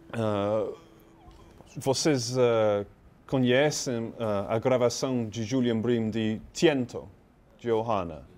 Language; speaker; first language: Portuguese; non-native, learner; English